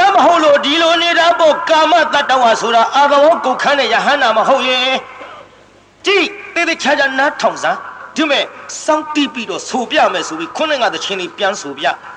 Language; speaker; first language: Burmese; native; Burmese